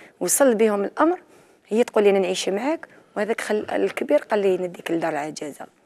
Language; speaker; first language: Arabic; native; Arabic